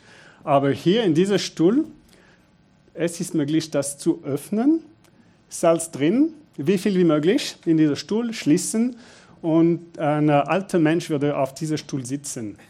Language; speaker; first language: German; non-native, fluent; French